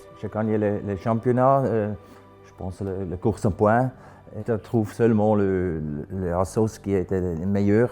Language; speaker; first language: French; non-native, local second language; German